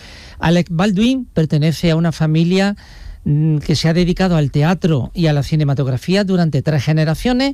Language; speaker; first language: Spanish; native; Spanish